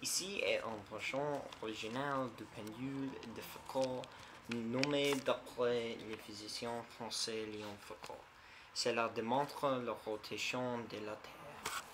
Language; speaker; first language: French; non-native, learner; English